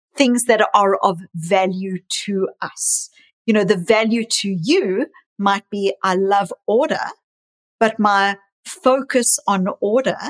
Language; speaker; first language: English; native; English